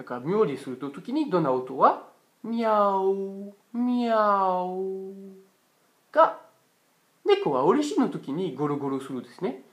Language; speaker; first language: Japanese; non-native, fluent; French